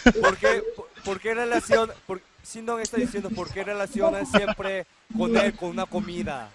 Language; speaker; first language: Spanish; non-native, learner; Korean